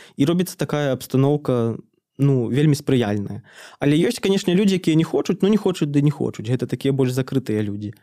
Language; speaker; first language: Belarusian; native; Belarusian